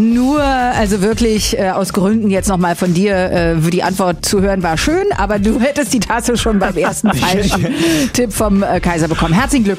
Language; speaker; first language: German; native; German